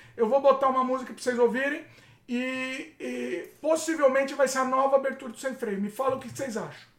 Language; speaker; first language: Portuguese; native; Portuguese